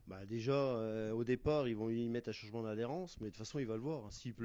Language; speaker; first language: French; native; French